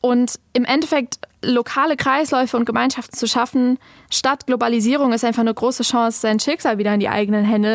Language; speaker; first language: German; native; German